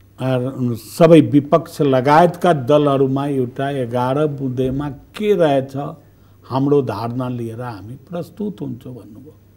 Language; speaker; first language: Nepali; non-native, local second language; Bhojpuri